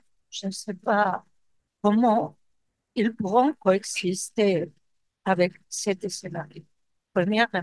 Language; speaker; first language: French; non-native, fluent; Spanish